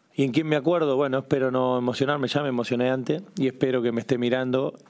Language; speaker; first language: Spanish; native; Spanish